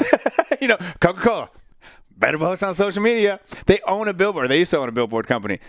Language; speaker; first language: English; native; English